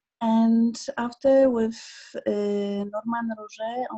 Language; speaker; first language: English; non-native, learner; Polish